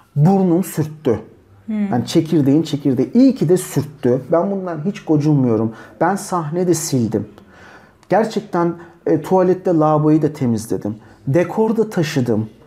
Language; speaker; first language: Turkish; native; Turkish